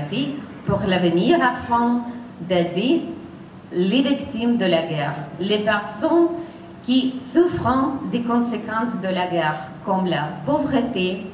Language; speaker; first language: French; non-native, fluent; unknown